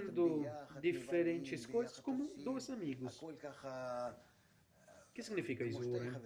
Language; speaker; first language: Portuguese; non-native, fluent; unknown